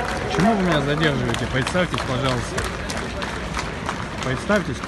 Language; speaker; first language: Russian; native; Russian